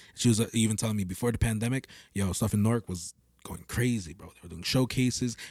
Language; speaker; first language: English; early bilingual, other home language; Spanish